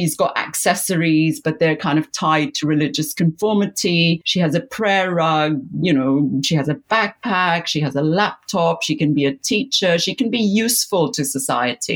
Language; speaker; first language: English; non-native, local second language; Urdu